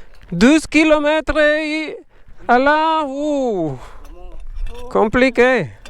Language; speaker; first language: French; non-native, learner; Spanish